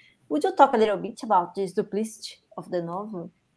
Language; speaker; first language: English; non-native, fluent; Portuguese